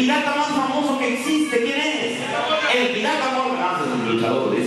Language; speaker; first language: Spanish; native; Spanish